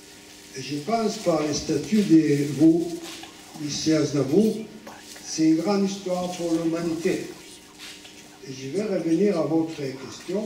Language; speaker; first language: French; non-native, fluent; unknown